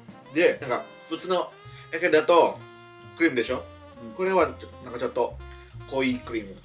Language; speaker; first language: Japanese; non-native, fluent; Indonesian